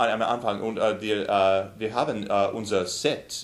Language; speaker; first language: German; non-native, learner; English